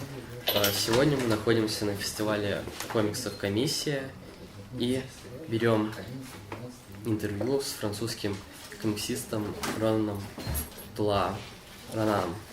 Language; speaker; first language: Russian; native; Russian